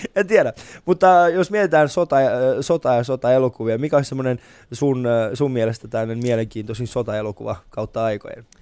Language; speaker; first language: Finnish; non-native, fluent; Persian